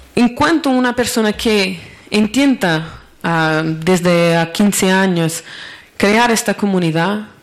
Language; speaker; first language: Spanish; non-native, learner; Portuguese